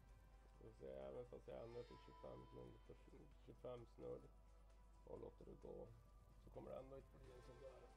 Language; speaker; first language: Swedish; native; Swedish